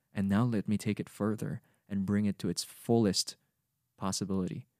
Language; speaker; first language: English; non-native, local second language; Cebuano